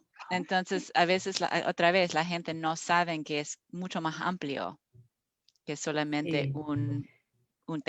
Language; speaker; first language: Spanish; non-native, fluent; English